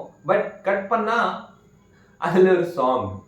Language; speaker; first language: Tamil; non-native, learner; Malayalam